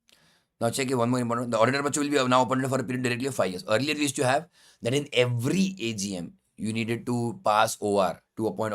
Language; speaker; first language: English; non-native, local second language; Hindi